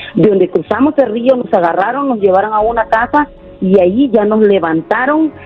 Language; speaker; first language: Spanish; native; Spanish